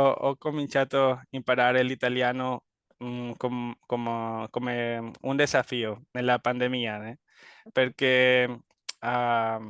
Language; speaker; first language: Italian; non-native, learner; Spanish